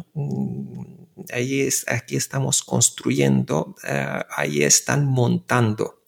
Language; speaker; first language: Spanish; non-native, fluent; Romanian